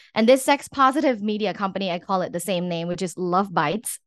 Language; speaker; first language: English; non-native, fluent; Thai